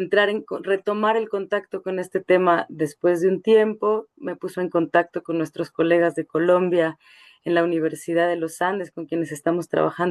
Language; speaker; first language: Spanish; native; Spanish